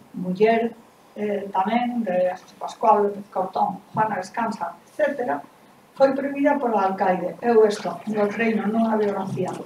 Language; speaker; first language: Galician; non-native, local second language; Spanish